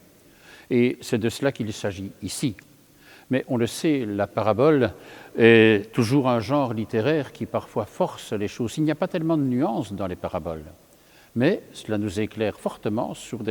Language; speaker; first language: French; native; French